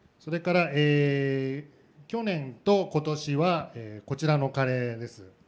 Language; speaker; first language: Japanese; native; Japanese